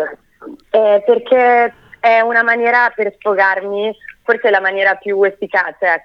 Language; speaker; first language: Italian; native; Italian